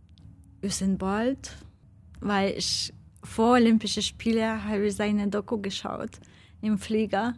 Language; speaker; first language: German; non-native, fluent; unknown